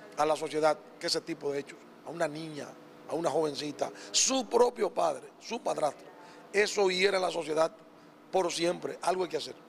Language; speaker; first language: Spanish; native; Spanish